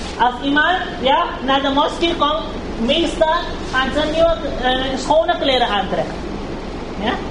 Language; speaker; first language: Dutch; early bilingual, heritage; Urdu